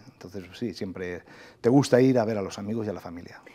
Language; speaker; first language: Spanish; native; Spanish